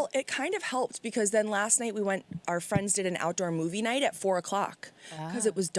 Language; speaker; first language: English; native; English